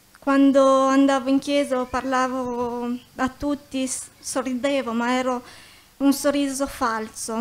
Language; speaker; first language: Italian; early bilingual, other home language; Albanian